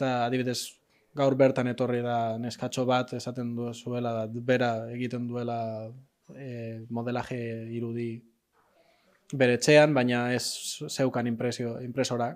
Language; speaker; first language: Basque; non-native, local second language; Spanish